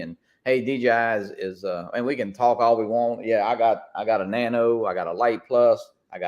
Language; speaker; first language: English; native; English